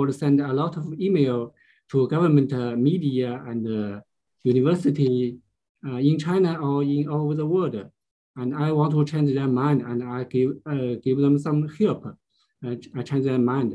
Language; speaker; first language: English; non-native, learner; Chinese